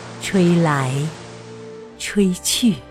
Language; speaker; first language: Chinese; native; Chinese